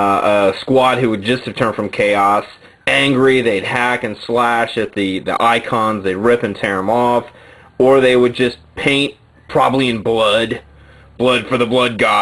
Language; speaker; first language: English; native; English